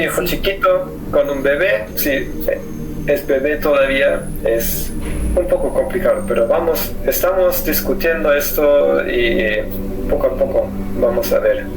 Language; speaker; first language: Spanish; non-native, fluent; German